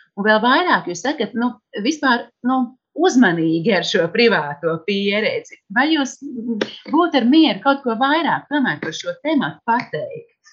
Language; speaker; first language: Latvian; native; Latvian